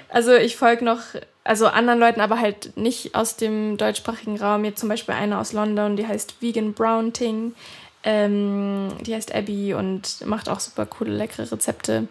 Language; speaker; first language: German; early bilingual, other home language; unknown